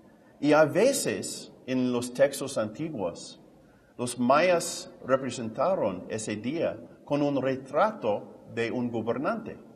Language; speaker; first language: Spanish; non-native, fluent; English